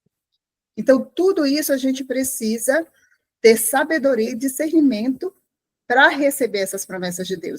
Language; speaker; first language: Portuguese; native; Portuguese